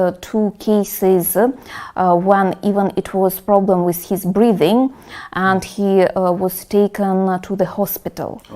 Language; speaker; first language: English; non-native, fluent; Russian